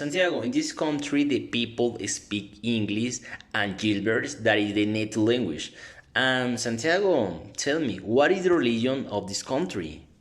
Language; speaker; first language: English; non-native, learner; Spanish